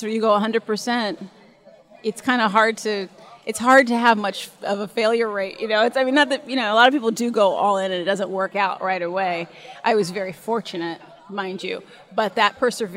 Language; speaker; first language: English; native; English